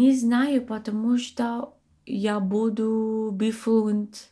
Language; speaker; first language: Russian; non-native, learner; English